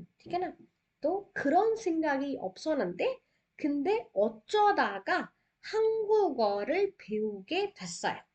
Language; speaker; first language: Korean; non-native, fluent; Hindi